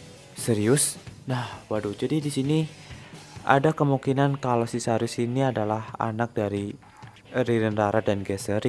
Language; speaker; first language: Indonesian; native; Indonesian